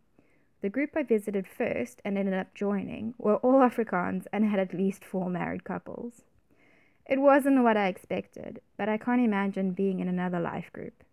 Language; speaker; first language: English; native; English